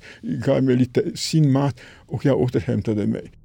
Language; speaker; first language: Swedish; non-native, fluent; Serbian